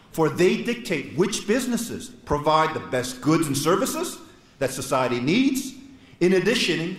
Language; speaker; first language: English; non-native, fluent; Korean